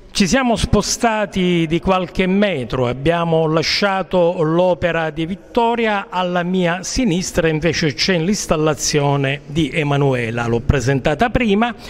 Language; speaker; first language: Italian; native; Italian